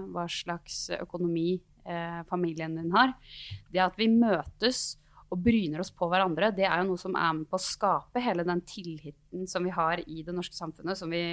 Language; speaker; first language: Norwegian; native; Norwegian